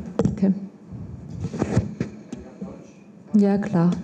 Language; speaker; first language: German; non-native, fluent; Armenian